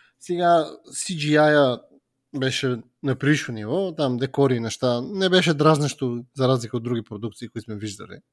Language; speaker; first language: Bulgarian; native; Bulgarian